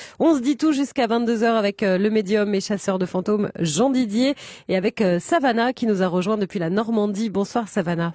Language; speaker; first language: French; native; French